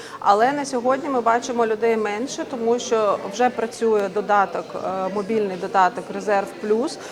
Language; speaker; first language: Ukrainian; native; Ukrainian